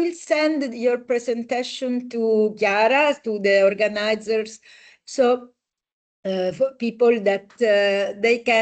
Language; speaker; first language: English; non-native, fluent; Italian